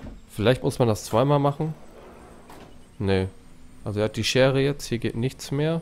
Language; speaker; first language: German; native; German